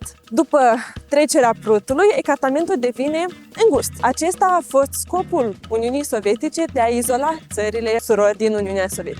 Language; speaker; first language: Romanian; native; Romanian